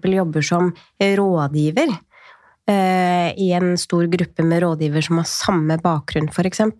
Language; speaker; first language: Norwegian; native; Norwegian